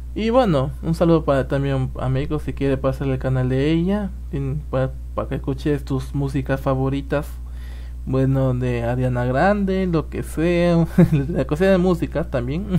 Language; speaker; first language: Spanish; native; Spanish